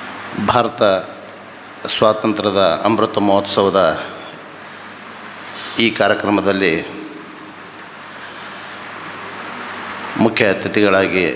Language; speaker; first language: Kannada; native; Kannada